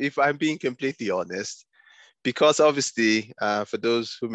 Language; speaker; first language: English; non-native, local second language; Yoruba